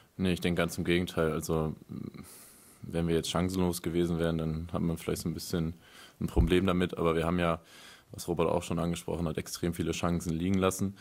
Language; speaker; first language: German; native; German